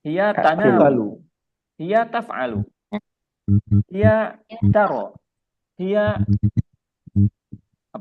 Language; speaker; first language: Arabic; non-native, fluent; Indonesian